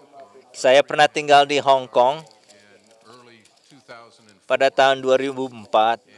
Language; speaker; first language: Indonesian; non-native, fluent; English